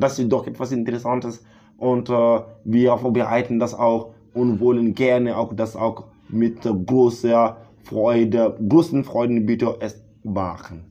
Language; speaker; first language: German; non-native, learner; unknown